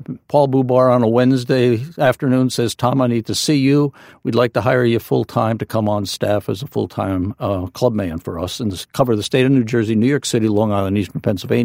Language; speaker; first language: English; native; English